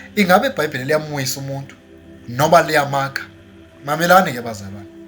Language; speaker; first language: Zulu; non-native, local second language; Xhosa